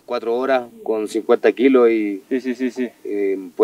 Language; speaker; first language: Spanish; native; Spanish